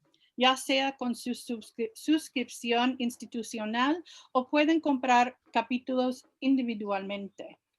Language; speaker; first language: Spanish; non-native, fluent; English